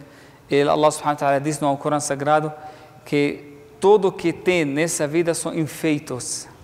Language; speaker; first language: Portuguese; non-native, learner; Arabic